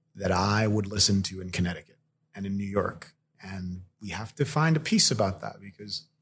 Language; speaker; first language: English; early bilingual, other home language; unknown